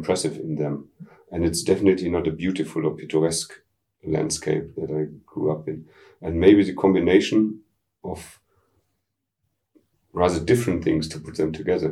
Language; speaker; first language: English; non-native, fluent; German